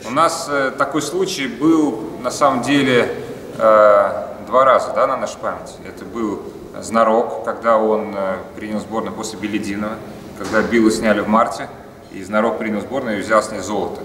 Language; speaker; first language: Russian; native; Russian